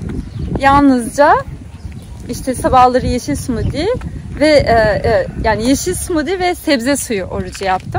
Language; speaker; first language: Turkish; native; Turkish